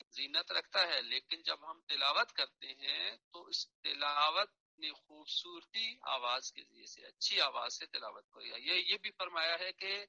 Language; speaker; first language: Urdu; non-native, local second language; Punjabi